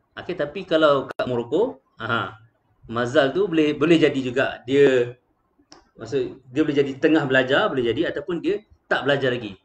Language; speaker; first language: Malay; native; Malay